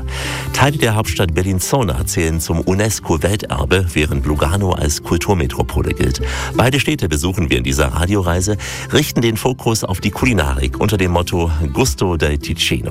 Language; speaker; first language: German; native; German